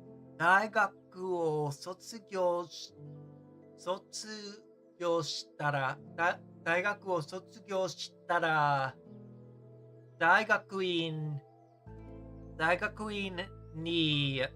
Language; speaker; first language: Japanese; non-native, learner; English